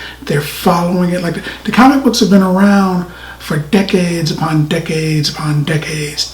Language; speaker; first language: English; native; English